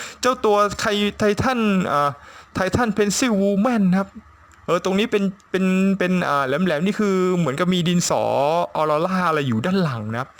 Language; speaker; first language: Thai; native; Thai